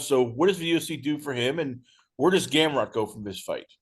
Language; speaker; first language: English; native; English